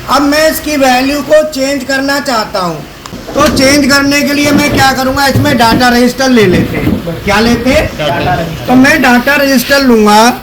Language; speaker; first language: Hindi; native; Hindi